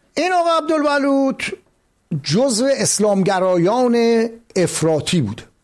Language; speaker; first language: Persian; native; Persian